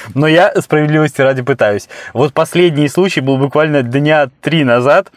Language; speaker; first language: Russian; native; Russian